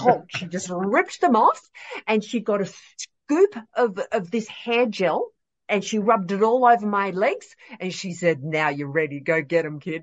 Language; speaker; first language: English; native; English